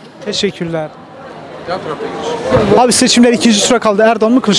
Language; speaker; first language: Turkish; native; Turkish